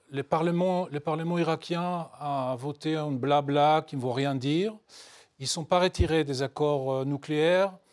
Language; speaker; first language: French; non-native, fluent; Hebrew